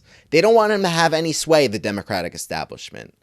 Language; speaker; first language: English; native; English